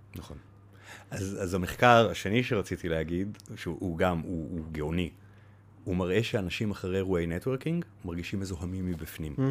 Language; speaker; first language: Hebrew; native; Hebrew